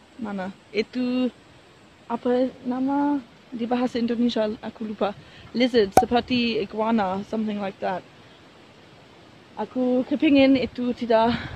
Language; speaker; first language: Indonesian; non-native, learner; English